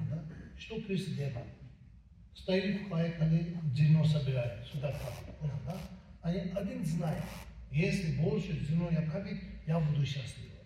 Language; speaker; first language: Russian; non-native, learner; Tibetan